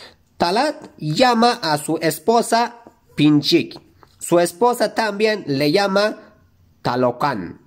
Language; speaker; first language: Spanish; non-native, fluent; Turkish